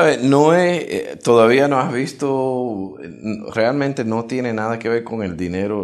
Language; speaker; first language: Spanish; early bilingual, heritage; Spanish